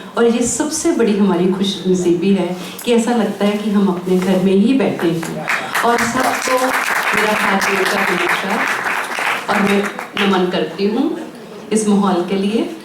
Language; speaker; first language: Hindi; native; Hindi